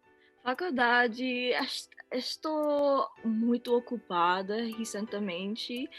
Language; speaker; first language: Portuguese; non-native, learner; English